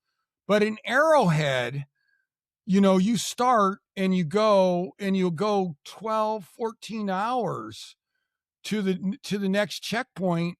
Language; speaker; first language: English; native; English